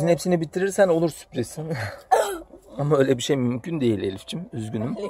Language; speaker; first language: Turkish; native; Turkish